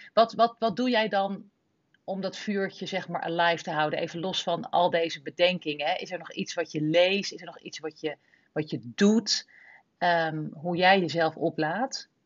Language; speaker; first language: Dutch; native; Dutch